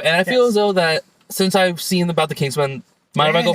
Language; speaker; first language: English; native; English